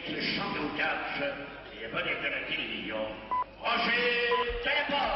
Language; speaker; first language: French; native; French